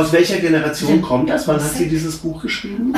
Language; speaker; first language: German; native; German